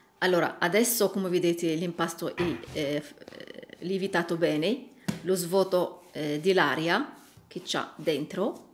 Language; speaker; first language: Italian; non-native, learner; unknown